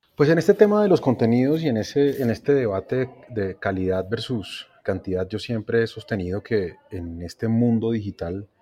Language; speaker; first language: Spanish; native; Spanish